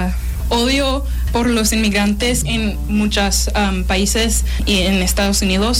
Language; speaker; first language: Spanish; non-native, learner; English